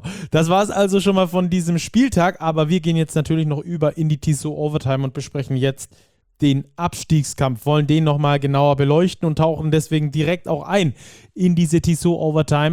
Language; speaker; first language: German; native; German